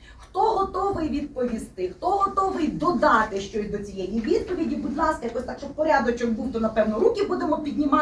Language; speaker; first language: Ukrainian; native; Ukrainian